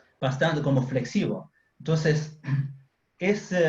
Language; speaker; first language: Spanish; non-native, fluent; Chinese